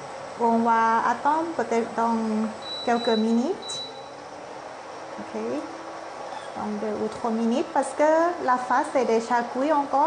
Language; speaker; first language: French; non-native, learner; Thai